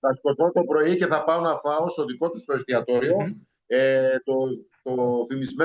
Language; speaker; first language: Greek; native; Greek